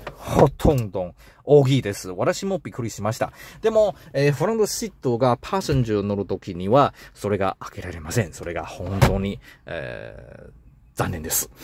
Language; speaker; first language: Japanese; non-native, learner; Chinese